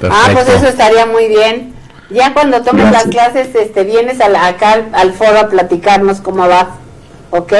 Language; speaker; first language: Spanish; native; Spanish